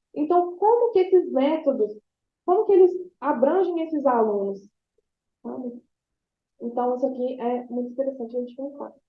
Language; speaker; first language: Portuguese; native; Portuguese